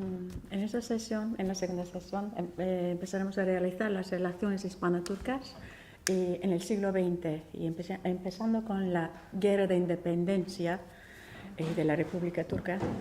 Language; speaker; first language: Spanish; non-native, fluent; Turkish